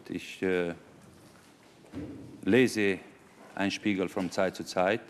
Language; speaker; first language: German; non-native, fluent; Romanian